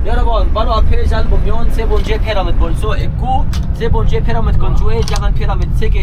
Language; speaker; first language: Korean; non-native, learner; Arabic